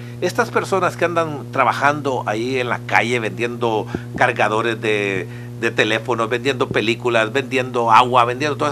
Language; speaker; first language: Spanish; native; Spanish